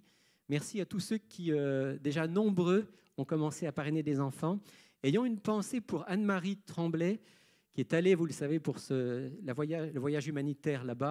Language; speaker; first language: French; native; French